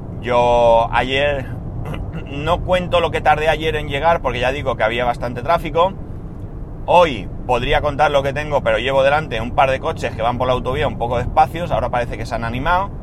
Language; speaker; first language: Spanish; native; Spanish